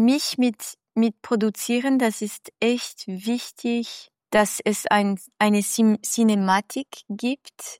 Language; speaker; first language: German; non-native, fluent; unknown